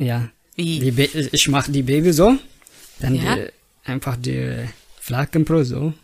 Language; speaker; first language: German; non-native, learner; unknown